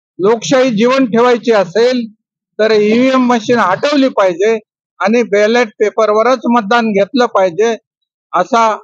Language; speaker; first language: Marathi; native; Marathi